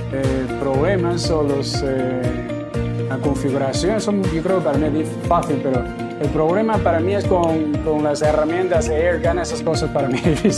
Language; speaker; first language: Spanish; non-native, learner; Chinese